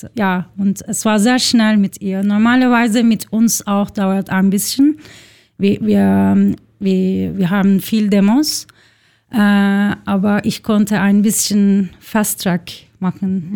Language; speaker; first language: German; non-native, learner; Turkish